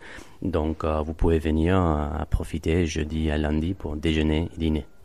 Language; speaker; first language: French; non-native, fluent; Spanish